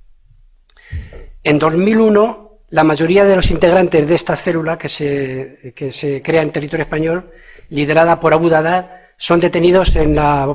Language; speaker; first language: Spanish; native; Spanish